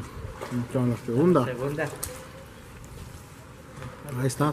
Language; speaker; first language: Spanish; native; Spanish